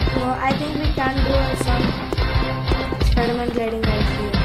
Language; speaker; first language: English; non-native, local second language; Telugu